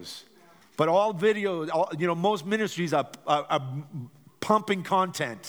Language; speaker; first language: English; native; English